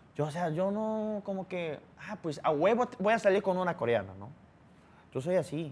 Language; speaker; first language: Spanish; early bilingual, other home language; Korean